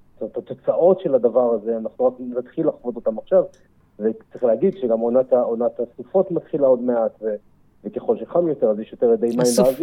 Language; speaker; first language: Hebrew; native; Hebrew